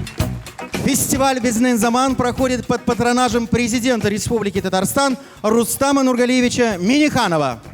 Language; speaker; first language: Russian; native; Russian